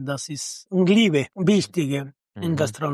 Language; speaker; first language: German; non-native, learner; Spanish